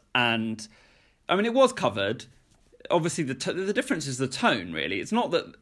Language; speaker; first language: English; native; English